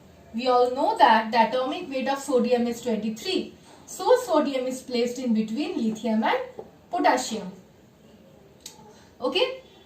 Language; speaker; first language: English; non-native, local second language; Bangla